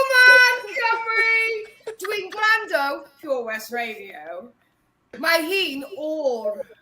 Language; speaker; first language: Welsh; non-native, learner; English